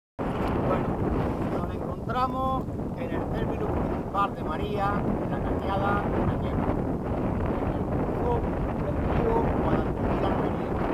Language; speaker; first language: Spanish; native; Spanish